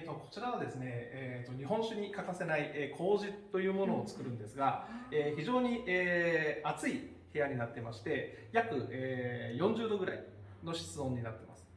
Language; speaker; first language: Japanese; native; Japanese